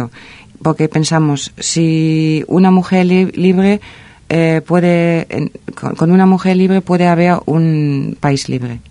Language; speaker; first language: Spanish; non-native, fluent; German